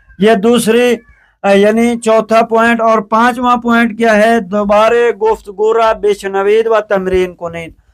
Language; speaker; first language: Urdu; native; Urdu